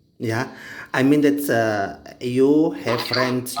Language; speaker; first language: English; non-native, learner; Indonesian